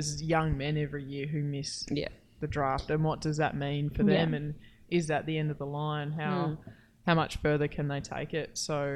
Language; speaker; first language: English; native; English